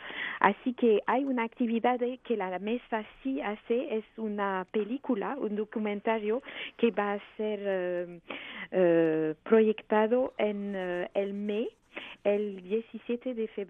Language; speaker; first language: Spanish; non-native, fluent; French